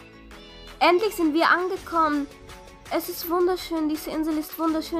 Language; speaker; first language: German; non-native, fluent; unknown